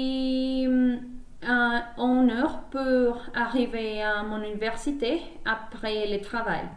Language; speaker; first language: French; non-native, learner; Spanish